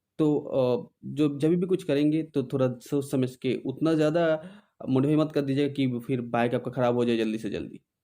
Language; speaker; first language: Hindi; non-native, local second language; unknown